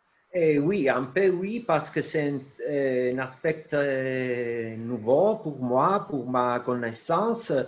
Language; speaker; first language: French; non-native, fluent; Italian